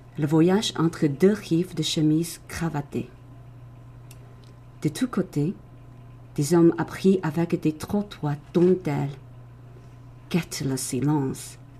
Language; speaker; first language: French; non-native, learner; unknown